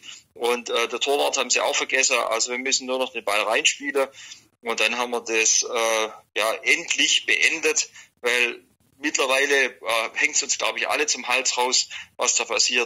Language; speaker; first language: German; native; German